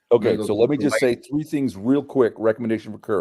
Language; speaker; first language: English; native; English